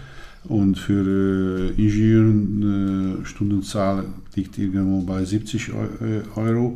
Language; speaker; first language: German; non-native, learner; Hungarian